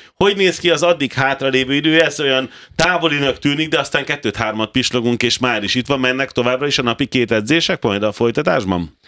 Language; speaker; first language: Hungarian; native; Hungarian